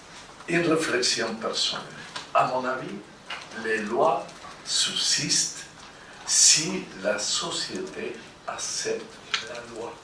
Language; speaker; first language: French; non-native, fluent; Spanish